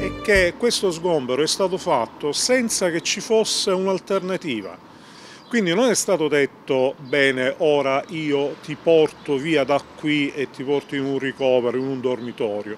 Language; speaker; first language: Italian; native; Italian